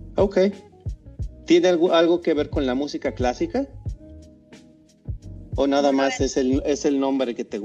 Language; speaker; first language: Spanish; non-native, fluent; English